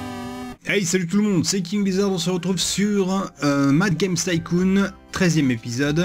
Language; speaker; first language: French; native; French